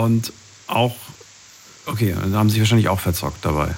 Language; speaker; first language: German; native; German